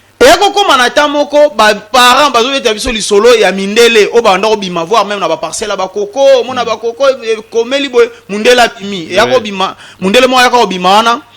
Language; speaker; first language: Lingala; non-native, local second language; Kongo